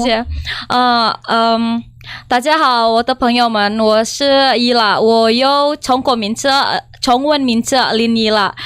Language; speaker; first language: Chinese; non-native, learner; Indonesian